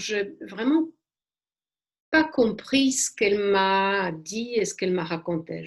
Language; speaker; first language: French; non-native, fluent; Polish